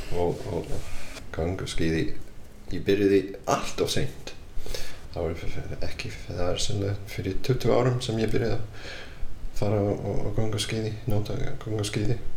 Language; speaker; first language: Icelandic; non-native, fluent; English